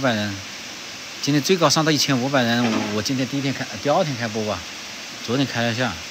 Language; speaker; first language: Chinese; native; Chinese